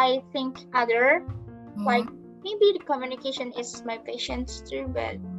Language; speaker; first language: English; non-native, learner; Indonesian